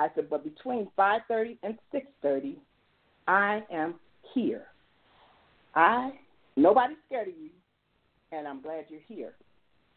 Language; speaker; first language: English; native; English